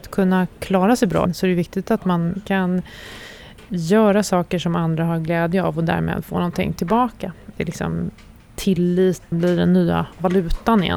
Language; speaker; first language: Swedish; native; Swedish